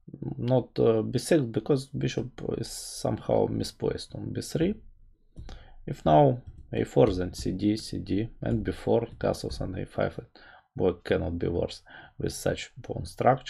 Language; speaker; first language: English; non-native, fluent; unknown